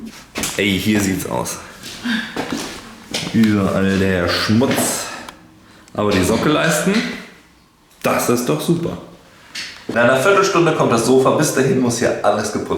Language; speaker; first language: German; native; German